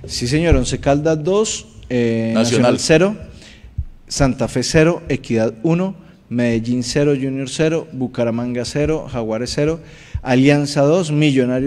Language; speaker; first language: Spanish; native; Spanish